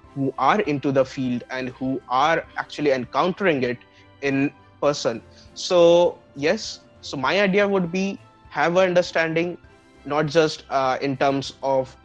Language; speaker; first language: English; non-native, local second language; Bangla